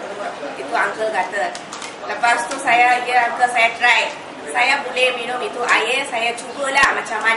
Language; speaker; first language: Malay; non-native, local second language; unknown